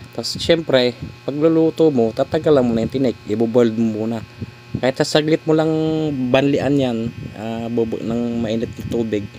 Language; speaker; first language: Filipino; non-native, local second language; Cebuano